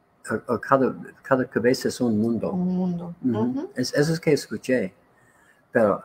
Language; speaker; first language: Spanish; non-native, learner; English